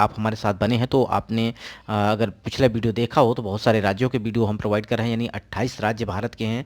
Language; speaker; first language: Hindi; native; Hindi